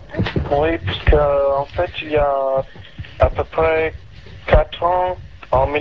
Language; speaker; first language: French; non-native, learner; English